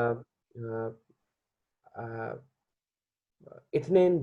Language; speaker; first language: Arabic; non-native, learner; Hindi